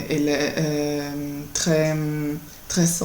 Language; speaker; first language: French; non-native, learner; Italian